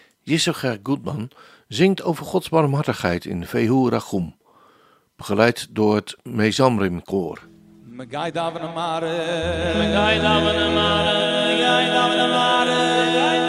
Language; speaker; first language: Dutch; native; Dutch